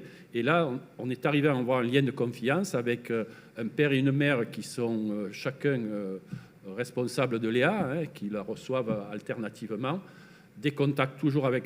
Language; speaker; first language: French; native; French